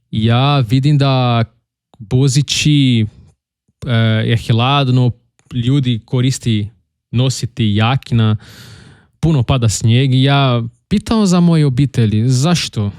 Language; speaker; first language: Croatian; non-native, learner; Portuguese